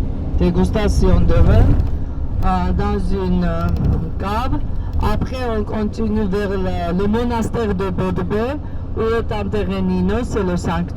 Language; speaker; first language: French; non-native, fluent; Georgian